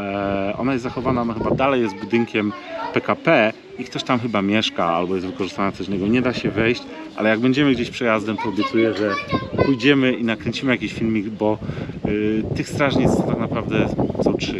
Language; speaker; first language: Polish; native; Polish